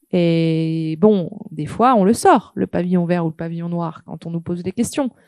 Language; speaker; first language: French; native; French